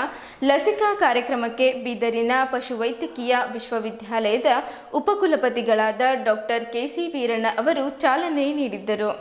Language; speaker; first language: Kannada; native; Kannada